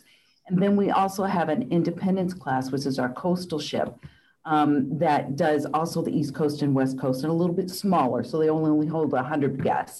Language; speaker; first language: English; native; English